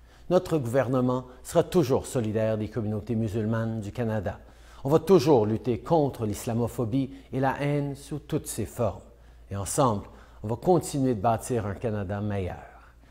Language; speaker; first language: French; native; French